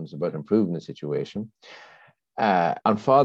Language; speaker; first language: English; native; English